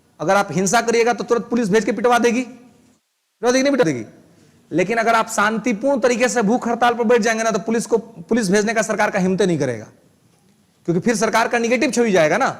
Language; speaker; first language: Hindi; native; Hindi